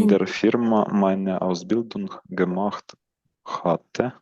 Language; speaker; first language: German; non-native, fluent; Ukrainian